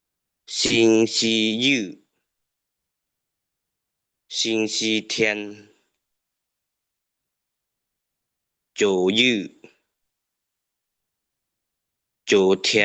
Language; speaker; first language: Chinese; non-native, learner; Lao